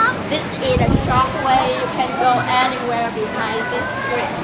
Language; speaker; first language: English; non-native, learner; Vietnamese